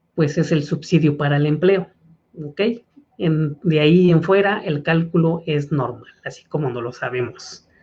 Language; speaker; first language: Spanish; native; Spanish